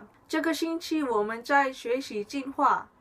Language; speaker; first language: Chinese; non-native, learner; English